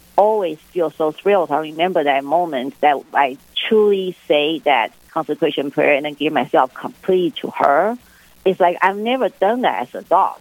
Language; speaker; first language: English; non-native, fluent; Chinese